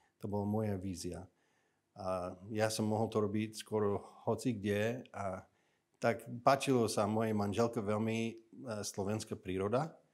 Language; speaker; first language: Slovak; non-native, fluent; English